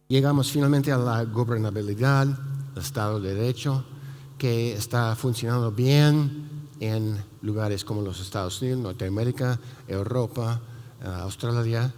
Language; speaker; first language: Spanish; non-native, fluent; English